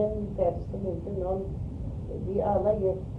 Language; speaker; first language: Swedish; early bilingual, heritage; Swedish